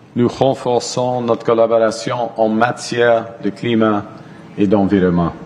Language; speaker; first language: French; non-native, local second language; English